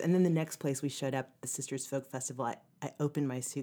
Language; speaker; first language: English; native; English